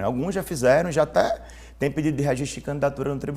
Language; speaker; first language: Portuguese; native; Portuguese